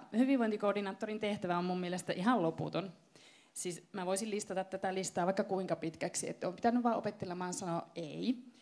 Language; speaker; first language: Finnish; native; Finnish